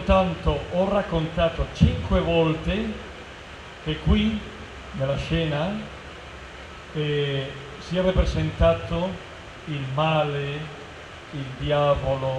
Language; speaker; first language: Italian; non-native, fluent; Spanish